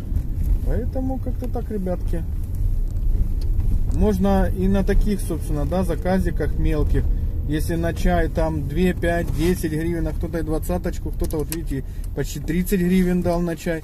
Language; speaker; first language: Russian; native; Russian